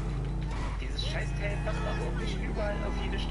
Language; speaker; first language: German; native; German